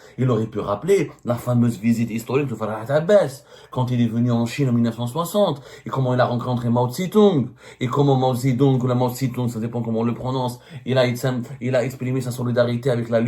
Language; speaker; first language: French; non-native, local second language; Arabic